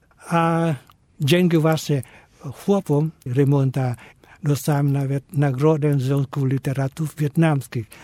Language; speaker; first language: Polish; non-native, fluent; Vietnamese